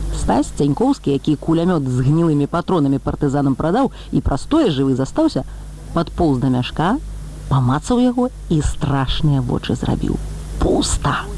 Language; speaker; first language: Belarusian; native; Belarusian